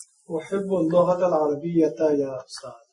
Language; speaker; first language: Arabic; non-native, learner; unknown